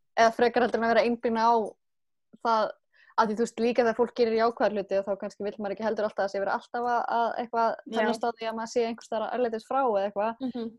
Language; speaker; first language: Icelandic; early bilingual, other home language; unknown